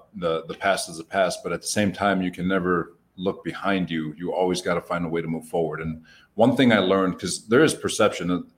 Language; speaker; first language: English; native; English